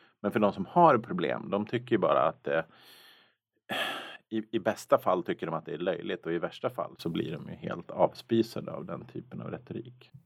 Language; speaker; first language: Swedish; native; Swedish